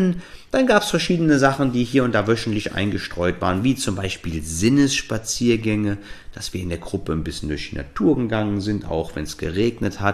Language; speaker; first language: German; native; German